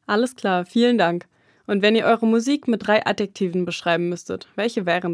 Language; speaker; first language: German; native; German